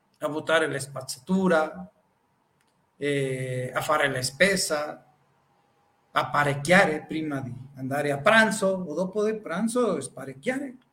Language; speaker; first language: Italian; non-native, fluent; Spanish